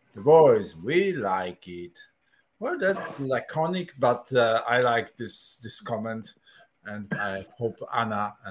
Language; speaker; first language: English; non-native, fluent; Polish